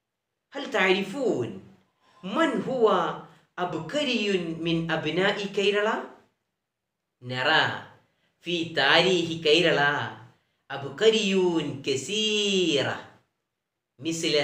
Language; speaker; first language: Arabic; non-native, fluent; Malayalam